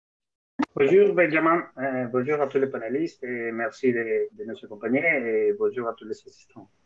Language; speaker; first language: French; non-native, fluent; Spanish